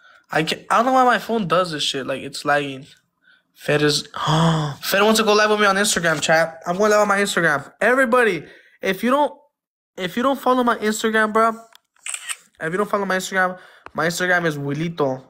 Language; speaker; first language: English; early bilingual, other home language; Spanish